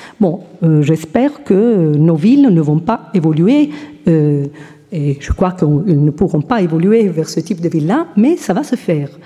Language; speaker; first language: French; non-native, fluent; Italian